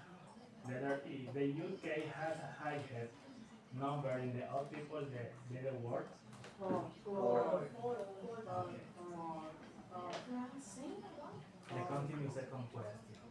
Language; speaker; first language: English; non-native, learner; Spanish